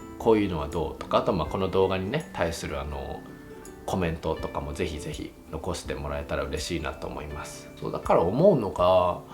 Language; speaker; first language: Japanese; native; Japanese